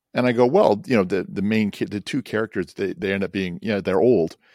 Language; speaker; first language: English; native; English